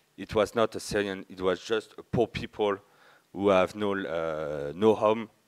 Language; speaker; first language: English; non-native, learner; French